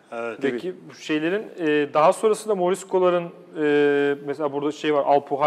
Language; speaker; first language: Turkish; native; Turkish